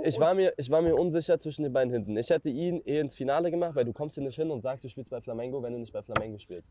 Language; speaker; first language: German; native; German